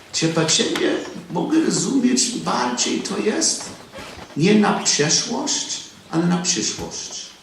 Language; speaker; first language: Polish; non-native, learner; English